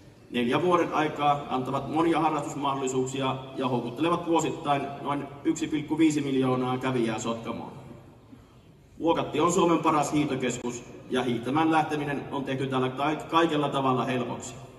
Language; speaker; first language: Finnish; native; Finnish